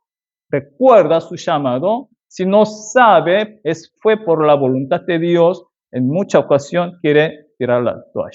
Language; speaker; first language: Spanish; non-native, fluent; Korean